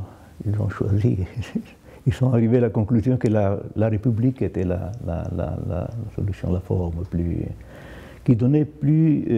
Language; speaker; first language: French; non-native, fluent; Italian